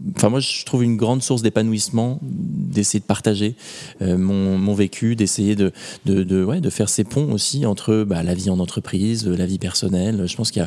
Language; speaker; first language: French; native; French